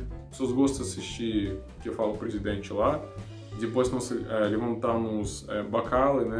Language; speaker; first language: Portuguese; non-native, learner; Russian